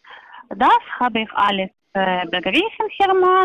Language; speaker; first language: German; non-native, learner; Polish